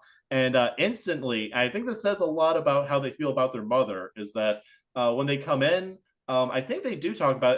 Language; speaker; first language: English; native; English